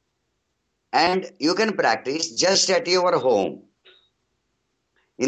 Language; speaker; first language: English; non-native, local second language; Telugu